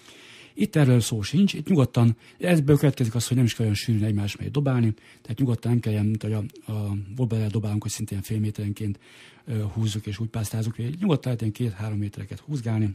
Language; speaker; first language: Hungarian; native; Hungarian